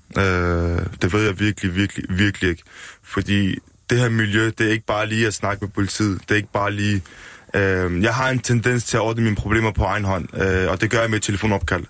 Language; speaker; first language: Danish; early bilingual, other home language; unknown